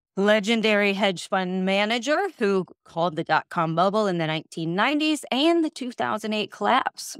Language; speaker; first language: English; native; English